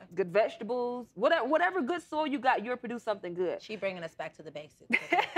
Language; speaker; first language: English; native; English